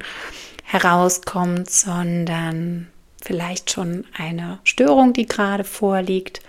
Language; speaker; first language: German; native; German